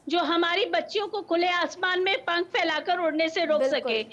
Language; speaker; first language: Hindi; native; Hindi